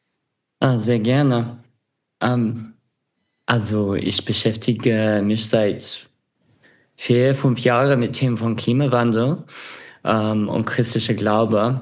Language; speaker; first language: German; non-native, fluent; English